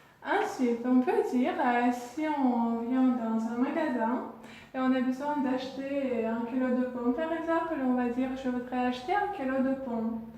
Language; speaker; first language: French; non-native, fluent; Russian